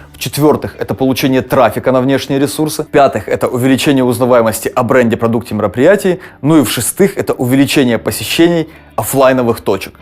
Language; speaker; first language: Russian; native; Russian